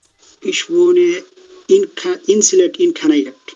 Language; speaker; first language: German; non-native, learner; Bangla